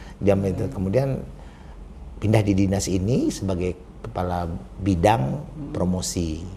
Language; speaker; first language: Indonesian; native; Indonesian